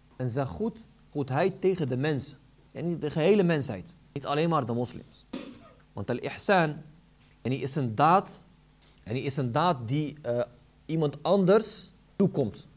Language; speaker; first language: Dutch; early bilingual, other home language; Arabic